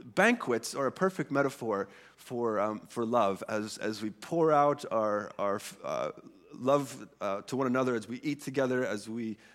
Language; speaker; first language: English; early bilingual, other home language; Swedish